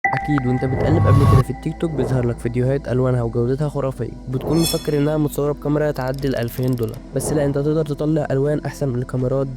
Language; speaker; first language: Arabic; native; Arabic